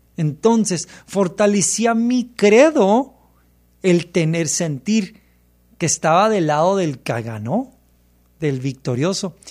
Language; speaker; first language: Spanish; early bilingual, heritage; Spanish